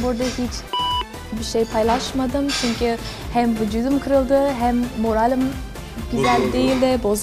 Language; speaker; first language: Turkish; non-native, fluent; English